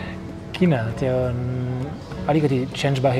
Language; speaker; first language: Nepali; non-native, learner; French